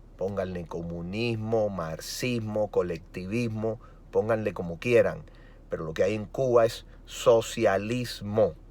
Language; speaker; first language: Spanish; native; Spanish